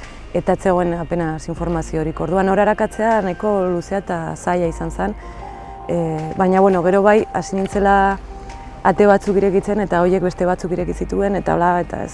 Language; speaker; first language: Basque; native; Basque